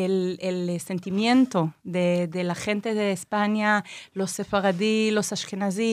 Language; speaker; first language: Spanish; non-native, fluent; Hebrew